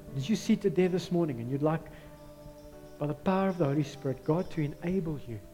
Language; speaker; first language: English; non-native, local second language; Afrikaans